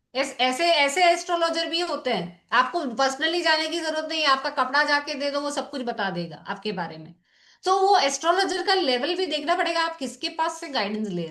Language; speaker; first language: Hindi; native; Hindi